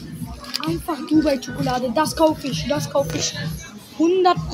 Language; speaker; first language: German; early bilingual, other home language; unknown